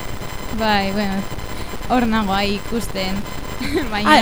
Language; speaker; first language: Basque; non-native, local second language; Spanish